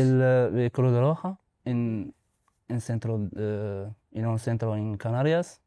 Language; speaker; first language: Spanish; non-native, learner; Arabic